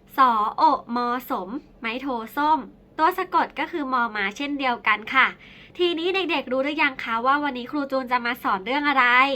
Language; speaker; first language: Thai; native; Thai